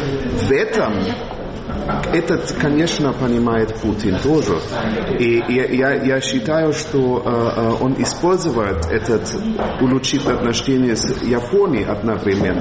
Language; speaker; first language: Russian; non-native, fluent; German